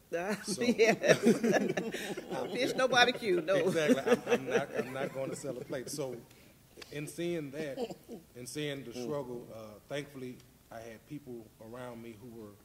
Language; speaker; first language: English; native; English